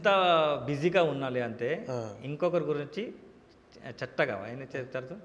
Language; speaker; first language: Telugu; non-native, learner; Kannada